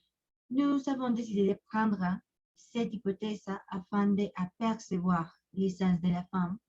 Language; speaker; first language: French; non-native, learner; Spanish